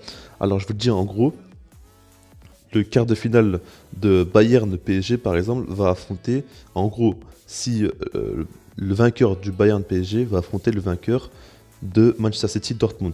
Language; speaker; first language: French; native; French